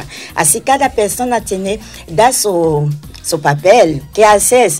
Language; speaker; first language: Spanish; non-native, learner; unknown